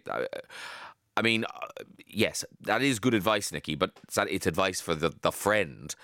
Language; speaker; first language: English; native; English